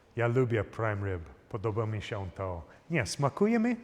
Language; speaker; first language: Polish; non-native, learner; English